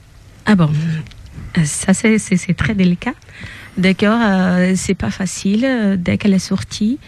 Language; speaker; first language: French; non-native, fluent; Portuguese